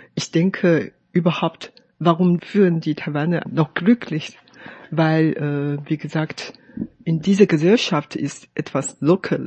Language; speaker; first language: German; non-native, fluent; Chinese